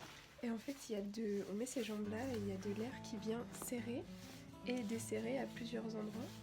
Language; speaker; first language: French; native; French